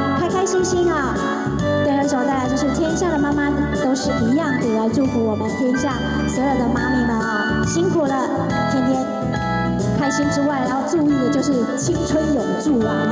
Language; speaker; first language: Chinese; native; Chinese